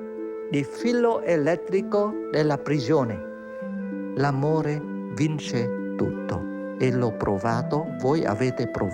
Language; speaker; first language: Italian; non-native, fluent; Vietnamese